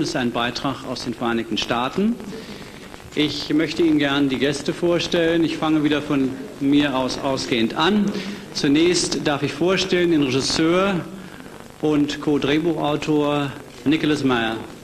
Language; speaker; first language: German; native; German